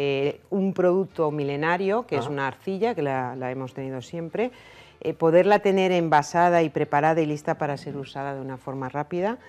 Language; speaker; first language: Spanish; native; Spanish